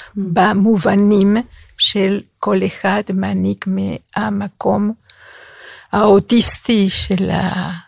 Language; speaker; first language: Hebrew; non-native, fluent; Spanish